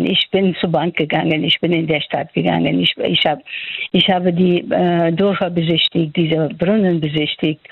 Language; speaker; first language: German; non-native, fluent; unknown